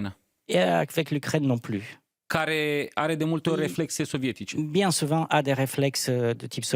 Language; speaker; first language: French; non-native, fluent; Romanian